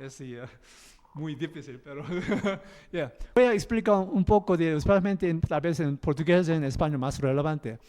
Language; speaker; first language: Spanish; non-native, learner; Korean